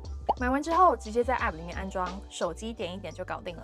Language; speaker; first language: Chinese; native; Chinese